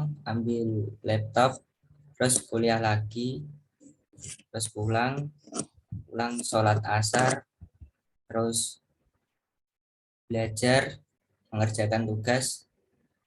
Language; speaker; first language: Indonesian; non-native, local second language; Javanese